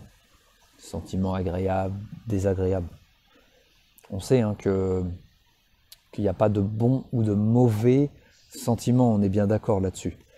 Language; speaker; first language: French; native; French